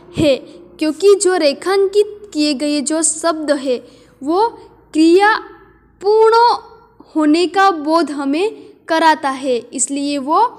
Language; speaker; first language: Hindi; non-native, local second language; Gujarati